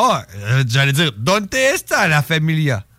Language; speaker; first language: Spanish; non-native, learner; French